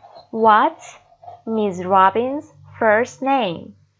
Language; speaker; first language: English; non-native, fluent; Persian